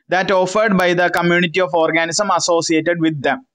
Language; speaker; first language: English; non-native, local second language; Malayalam